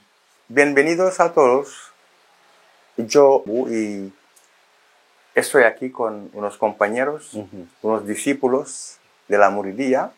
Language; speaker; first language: Spanish; non-native, fluent; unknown